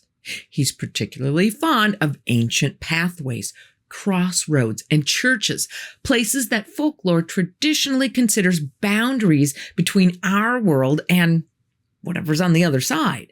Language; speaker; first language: English; native; English